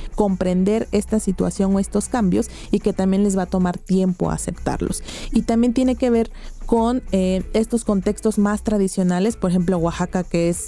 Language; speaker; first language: Spanish; native; Spanish